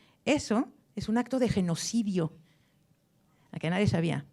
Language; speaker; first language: Spanish; native; Spanish